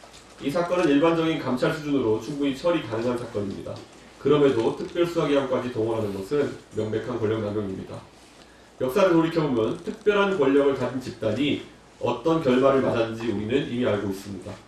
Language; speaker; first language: Korean; native; Korean